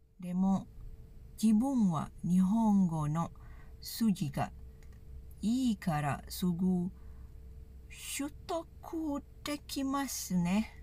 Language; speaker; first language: Japanese; non-native, learner; Malay